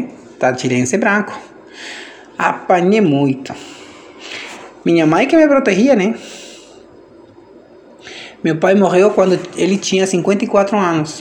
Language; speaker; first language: Portuguese; non-native, fluent; Spanish